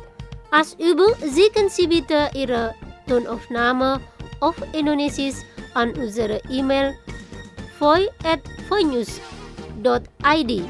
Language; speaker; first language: German; non-native, fluent; Indonesian